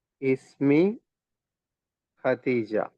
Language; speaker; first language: Arabic; non-native, learner; Telugu